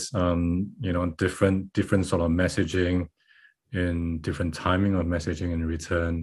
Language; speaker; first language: English; non-native, local second language; Chinese